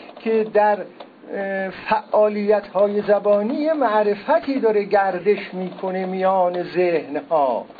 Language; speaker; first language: Persian; non-native, local second language; Azerbaijani